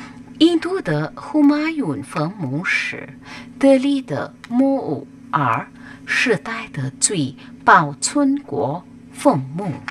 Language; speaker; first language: Chinese; non-native, fluent; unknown